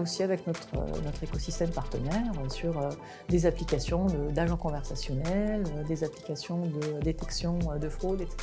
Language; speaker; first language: French; native; French